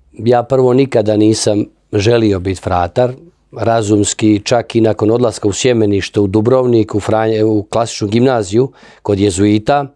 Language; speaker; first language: Croatian; native; Croatian